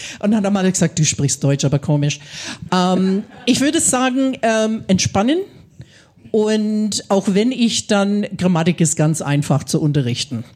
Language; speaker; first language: German; non-native, fluent; English